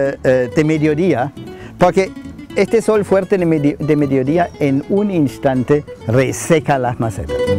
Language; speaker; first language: Spanish; non-native, fluent; German